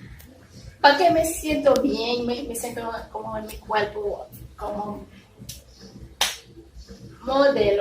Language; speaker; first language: Spanish; non-native, learner; Haitian Creole